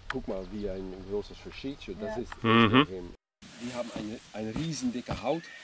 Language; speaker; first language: German; non-native, fluent; Latvian